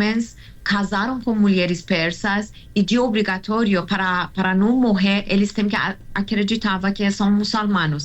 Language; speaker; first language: Portuguese; non-native, learner; Persian